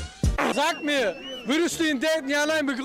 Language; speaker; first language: German; native; German